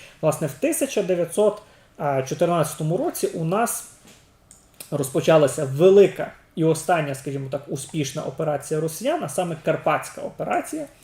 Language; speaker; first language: Ukrainian; native; Ukrainian